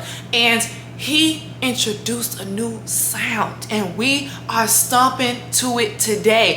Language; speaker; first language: English; native; English